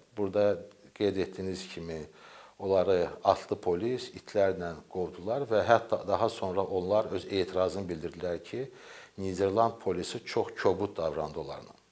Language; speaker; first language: Azerbaijani; native; Azerbaijani